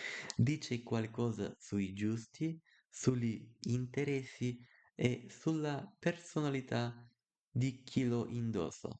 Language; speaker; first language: Italian; non-native, learner; Bulgarian